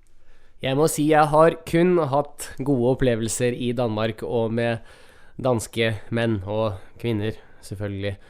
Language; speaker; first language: Norwegian; early bilingual, other home language; Russian